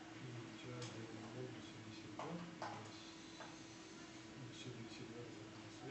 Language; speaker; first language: French; non-native, fluent; Russian